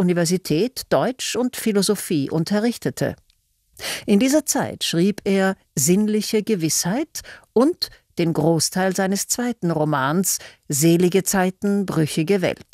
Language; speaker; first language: German; native; German